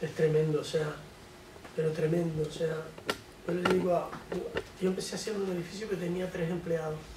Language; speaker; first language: Spanish; native; Spanish